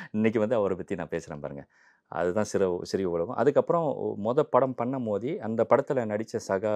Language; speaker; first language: Tamil; early bilingual, heritage; Tamil